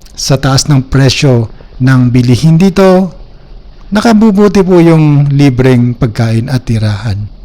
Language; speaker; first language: Filipino; native; Filipino